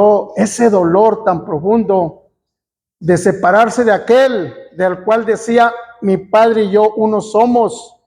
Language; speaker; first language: Spanish; native; Spanish